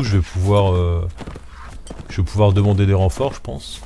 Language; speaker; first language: French; native; French